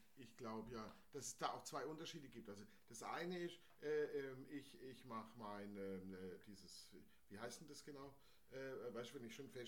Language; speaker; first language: German; native; German